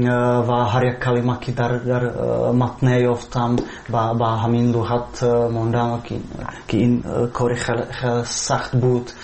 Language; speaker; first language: Persian; non-native, fluent; Slovak